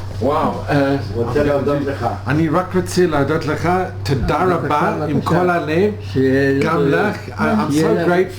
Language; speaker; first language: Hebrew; non-native, learner; English